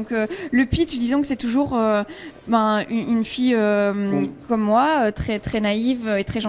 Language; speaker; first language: French; native; French